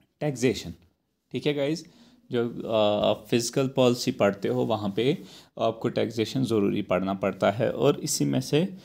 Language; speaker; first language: Hindi; non-native, local second language; Kashmiri